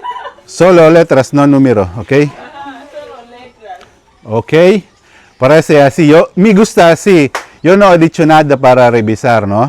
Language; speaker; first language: Spanish; non-native, learner; Filipino